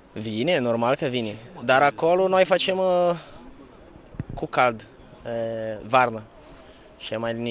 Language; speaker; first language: Romanian; non-native, learner; Portuguese